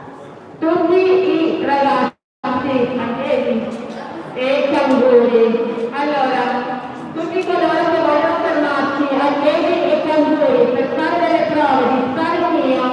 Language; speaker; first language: Italian; native; Italian